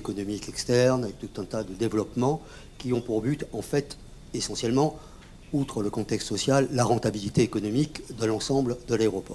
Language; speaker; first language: French; native; French